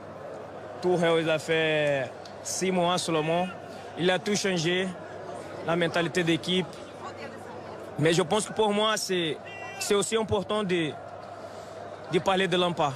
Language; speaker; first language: French; non-native, fluent; Portuguese